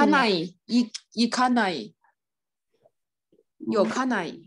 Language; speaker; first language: Japanese; non-native, learner; Chinese